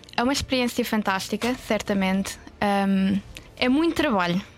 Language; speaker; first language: Portuguese; native; Portuguese